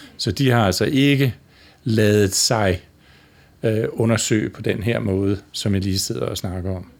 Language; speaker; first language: Danish; native; Danish